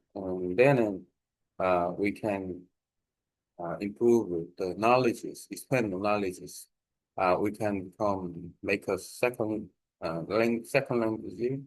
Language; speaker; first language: English; non-native, learner; Korean